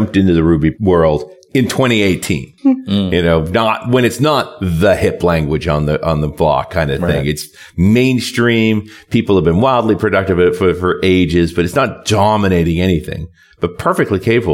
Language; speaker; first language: English; native; English